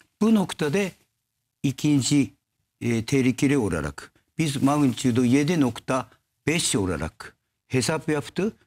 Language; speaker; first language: Turkish; non-native, learner; Japanese